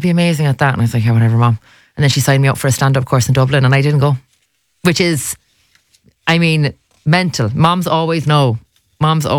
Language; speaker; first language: English; native; English